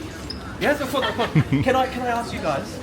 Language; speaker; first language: English; native; English